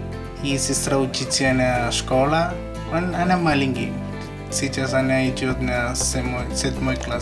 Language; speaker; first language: Russian; non-native, learner; Malayalam